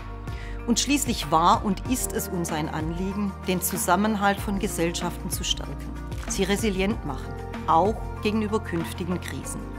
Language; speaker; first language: German; native; German